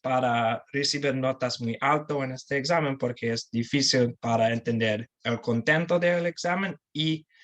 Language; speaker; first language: Spanish; non-native, learner; English